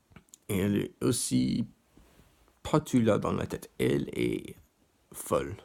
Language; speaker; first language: French; non-native, learner; English